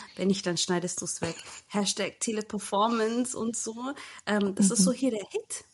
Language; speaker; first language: German; early bilingual, other home language; Turkish